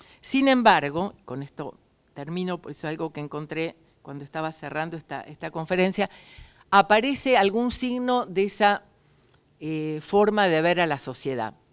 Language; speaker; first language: Spanish; native; Spanish